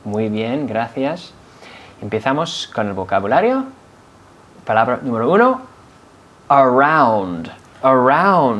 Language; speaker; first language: Spanish; non-native, fluent; English